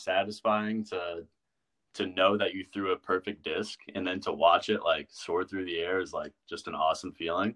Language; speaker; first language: English; native; English